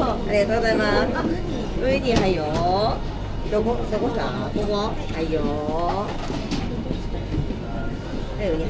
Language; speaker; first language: Japanese; native; Japanese